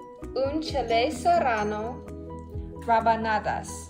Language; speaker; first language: Spanish; non-native, learner; English